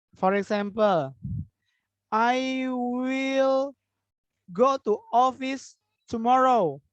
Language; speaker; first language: English; non-native, fluent; Indonesian